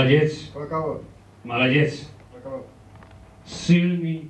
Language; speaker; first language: Russian; non-native, learner; Czech